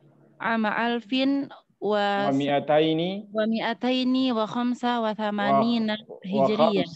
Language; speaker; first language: Arabic; non-native, learner; Indonesian